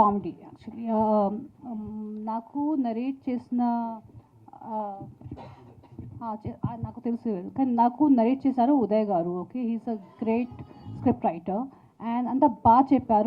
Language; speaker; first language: Telugu; non-native, local second language; Hindi